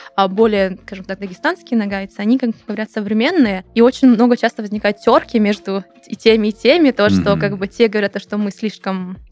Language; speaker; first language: Russian; non-native, local second language; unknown